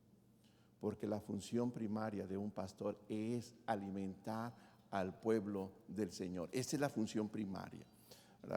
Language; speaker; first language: Spanish; native; Spanish